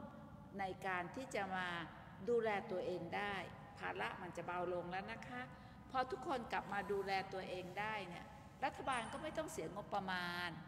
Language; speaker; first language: Thai; native; Thai